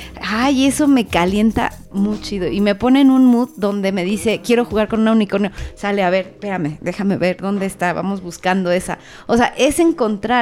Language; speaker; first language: Spanish; native; Spanish